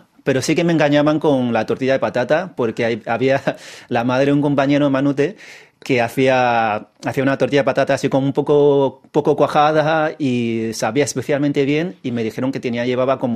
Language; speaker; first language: Spanish; early bilingual, other home language; Chinese